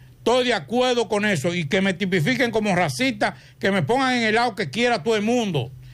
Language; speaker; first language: Spanish; native; Spanish